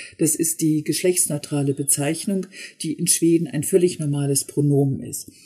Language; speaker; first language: German; native; German